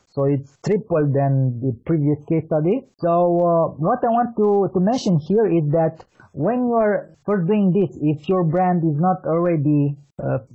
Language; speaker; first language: English; non-native, fluent; Romanian